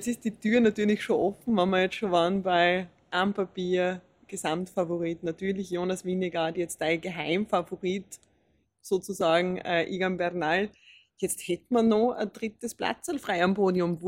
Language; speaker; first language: German; native; German